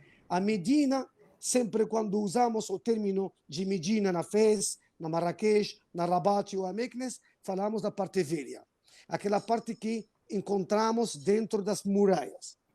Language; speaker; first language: Portuguese; non-native, fluent; Arabic